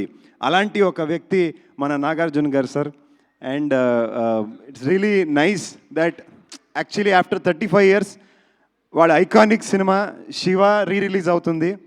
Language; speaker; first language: Telugu; non-native, learner; Kannada